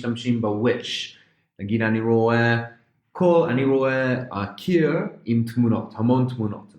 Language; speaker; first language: Hebrew; non-native, fluent; English